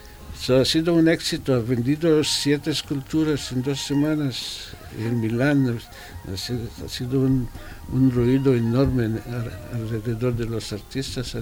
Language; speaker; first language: Spanish; non-native, fluent; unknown